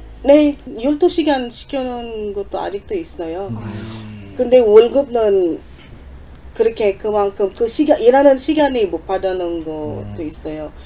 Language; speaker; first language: Korean; non-native, learner; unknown